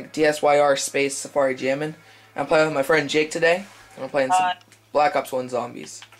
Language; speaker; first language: English; native; English